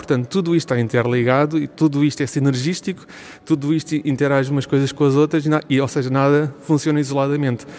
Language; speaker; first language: Portuguese; native; Portuguese